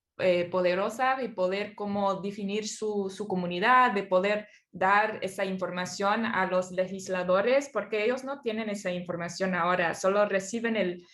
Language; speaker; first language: Spanish; non-native, fluent; English